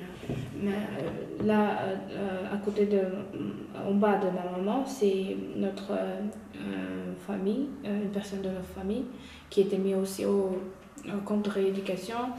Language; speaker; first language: French; non-native, learner; Uyghur